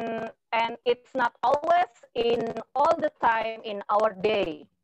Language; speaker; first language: English; non-native, learner; Indonesian